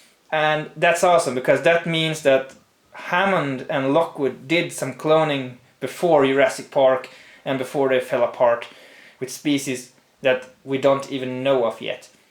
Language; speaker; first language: English; non-native, fluent; Swedish